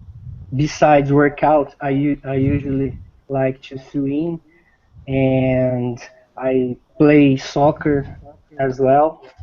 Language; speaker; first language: English; non-native, learner; Portuguese